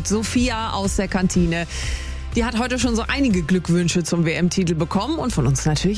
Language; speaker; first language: German; native; German